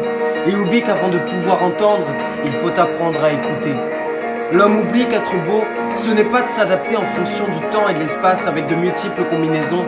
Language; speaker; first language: French; native; French